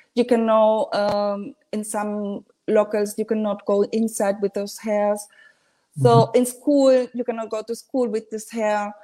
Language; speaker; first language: English; non-native, learner; Spanish